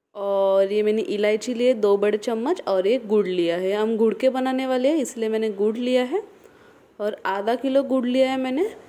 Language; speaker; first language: Hindi; non-native, local second language; Marathi